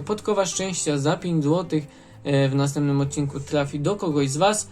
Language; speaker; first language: Polish; native; Polish